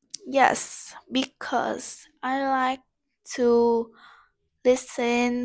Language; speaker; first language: English; non-native, learner; Vietnamese